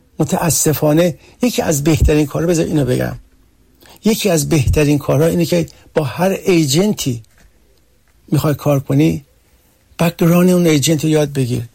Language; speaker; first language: Persian; early bilingual, heritage; Persian